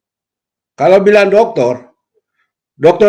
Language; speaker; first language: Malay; non-native, local second language; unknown